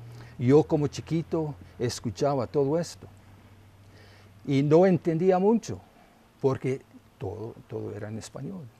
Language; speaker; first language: Spanish; non-native, local second language; English